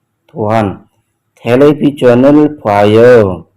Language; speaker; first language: Korean; non-native, fluent; Indonesian